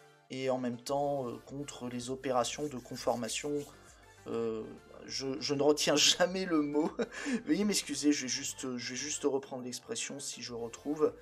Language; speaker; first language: French; native; French